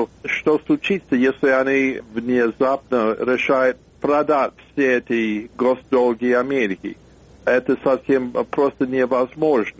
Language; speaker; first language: Russian; non-native, fluent; English